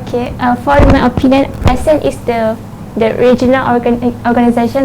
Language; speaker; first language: English; non-native, learner; Thai